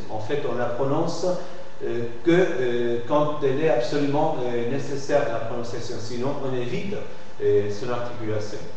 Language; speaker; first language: French; non-native, fluent; Spanish